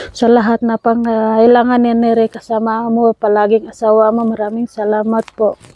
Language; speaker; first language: Filipino; non-native, local second language; Cebuano